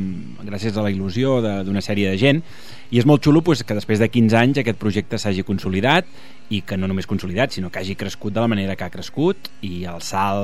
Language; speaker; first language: Catalan; native; Catalan